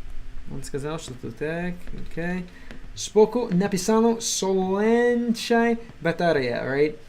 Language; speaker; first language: Russian; non-native, learner; English